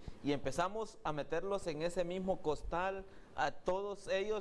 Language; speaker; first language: Spanish; native; Spanish